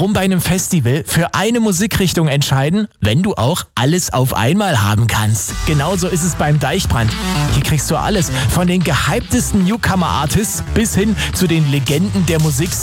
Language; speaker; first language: German; native; German